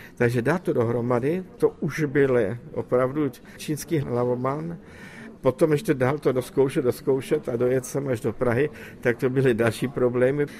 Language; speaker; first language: Czech; native; Czech